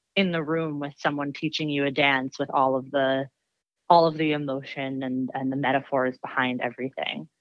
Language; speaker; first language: English; native; English